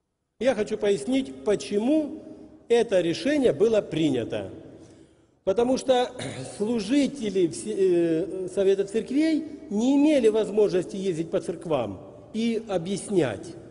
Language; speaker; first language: Russian; native; Russian